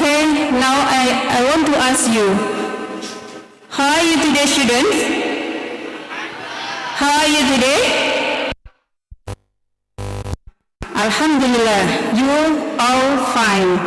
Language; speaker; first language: English; non-native, learner; Indonesian